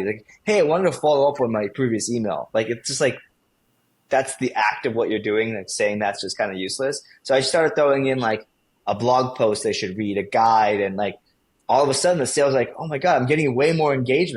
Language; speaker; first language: English; native; English